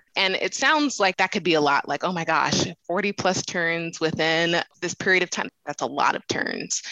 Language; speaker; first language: English; native; English